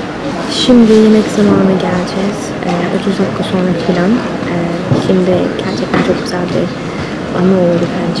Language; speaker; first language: Turkish; early bilingual, heritage; English